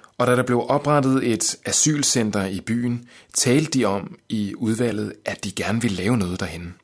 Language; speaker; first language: Danish; native; Danish